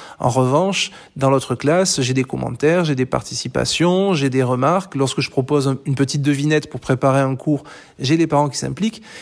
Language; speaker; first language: French; native; French